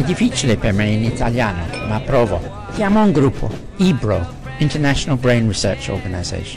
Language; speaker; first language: Italian; non-native, learner; English